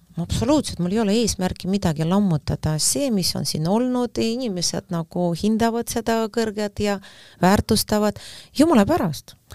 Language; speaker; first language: Estonian; non-native, fluent; Russian